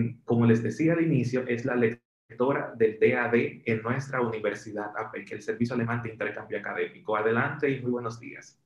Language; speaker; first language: Spanish; native; Spanish